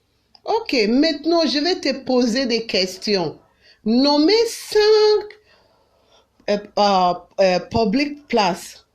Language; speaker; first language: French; non-native, fluent; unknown